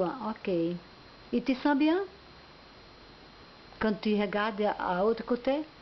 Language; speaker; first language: French; non-native, learner; Portuguese